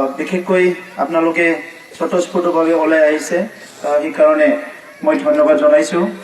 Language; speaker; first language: Assamese; non-native, local second language; Bodo